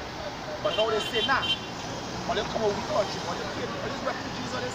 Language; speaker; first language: English; native; English